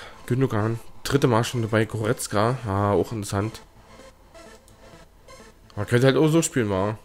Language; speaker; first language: German; native; German